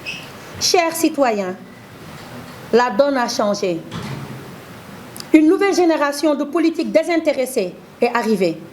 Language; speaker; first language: French; non-native, local second language; Wolof